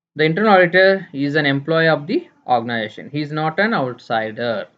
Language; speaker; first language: English; non-native, local second language; Kannada